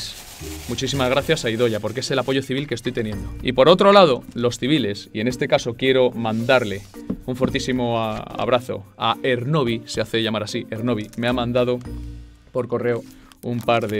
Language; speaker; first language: Spanish; native; Spanish